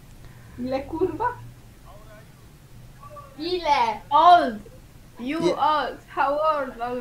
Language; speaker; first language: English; non-native, learner; Polish